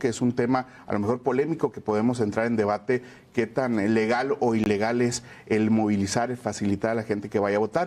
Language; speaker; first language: Spanish; native; Spanish